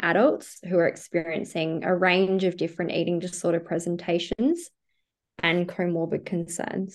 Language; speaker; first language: English; native; English